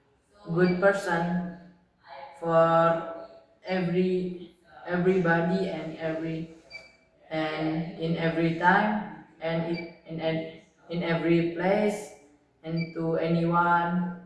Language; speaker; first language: English; non-native, learner; Indonesian